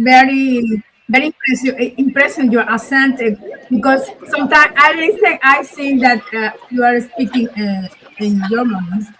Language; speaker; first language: English; non-native, learner; Spanish